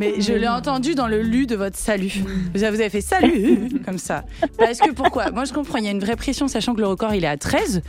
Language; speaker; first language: French; native; French